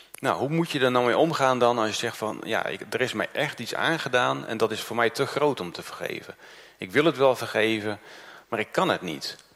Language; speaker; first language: Dutch; early bilingual, other home language; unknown